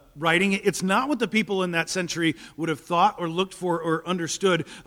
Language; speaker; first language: English; native; English